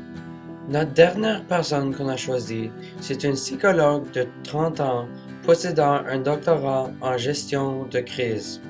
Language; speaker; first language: French; non-native, learner; English